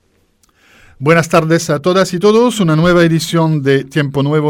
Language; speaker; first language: Spanish; native; Spanish